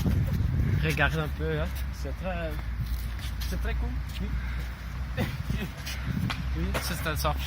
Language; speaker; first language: French; non-native, learner; Dutch